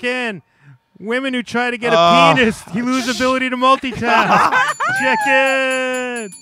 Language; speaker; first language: English; native; English